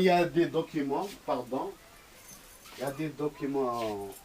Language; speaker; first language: French; non-native, local second language; Arabic